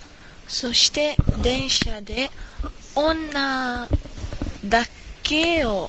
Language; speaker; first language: Japanese; non-native, learner; English